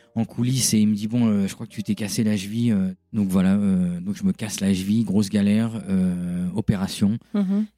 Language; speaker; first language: French; native; French